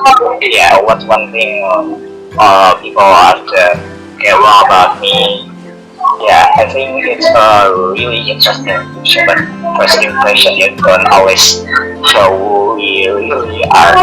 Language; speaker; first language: English; non-native, learner; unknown